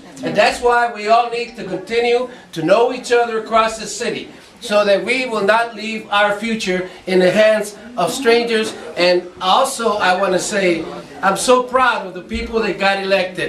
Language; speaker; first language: English; non-native, fluent; Spanish